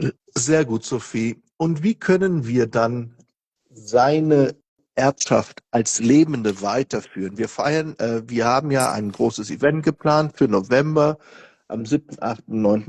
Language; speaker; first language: German; non-native, fluent; Portuguese